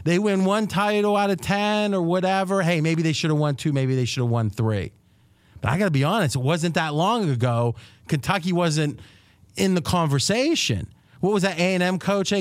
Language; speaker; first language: English; native; English